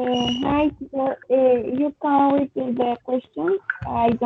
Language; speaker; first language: English; non-native, learner; Spanish